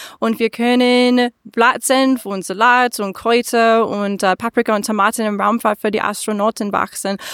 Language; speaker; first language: German; non-native, learner; English